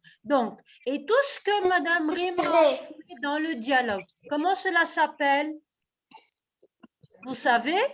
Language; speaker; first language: French; native; French